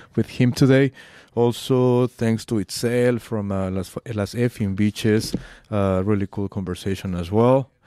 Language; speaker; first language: English; non-native, fluent; Spanish